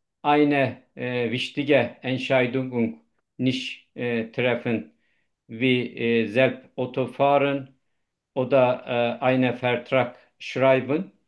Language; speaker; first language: German; non-native, learner; Turkish